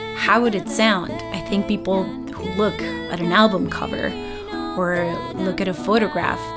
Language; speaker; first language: English; non-native, fluent; Spanish